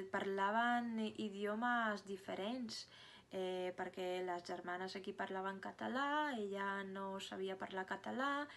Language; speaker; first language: Catalan; non-native, fluent; Russian